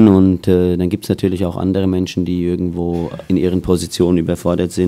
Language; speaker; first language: German; native; German